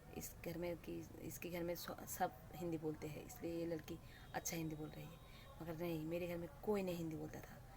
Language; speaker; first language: Hindi; non-native, local second language; Bangla